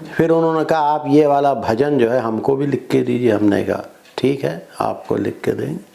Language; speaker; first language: Hindi; native; Hindi